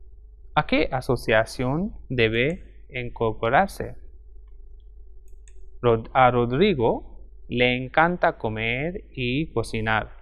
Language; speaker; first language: Spanish; non-native, fluent; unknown